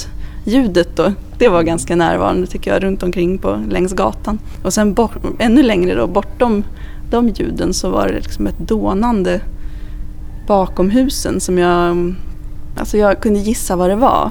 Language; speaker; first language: Swedish; native; Swedish